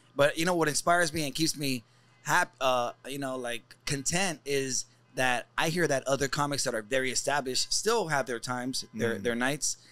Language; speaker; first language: English; native; English